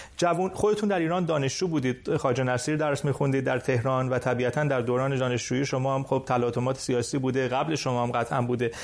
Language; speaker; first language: Persian; native; Persian